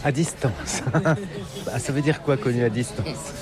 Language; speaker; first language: French; native; French